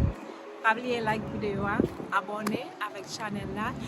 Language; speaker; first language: French; non-native, learner; Haitian Creole